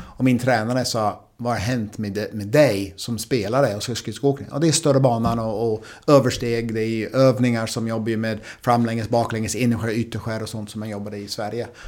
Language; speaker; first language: Swedish; non-native, fluent; English